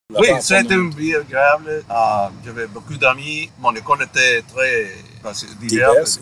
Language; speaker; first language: French; non-native, fluent; Spanish